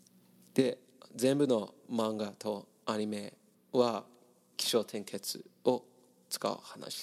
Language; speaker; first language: Japanese; non-native, learner; English